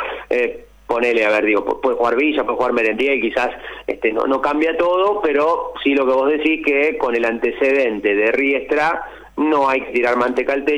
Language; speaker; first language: Spanish; native; Spanish